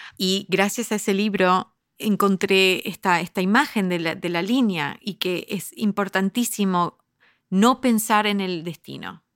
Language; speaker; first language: Spanish; early bilingual, heritage; Spanish